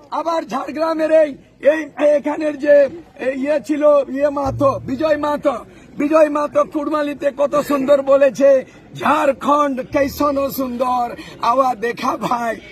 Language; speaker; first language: Bangla; non-native, local second language; Santali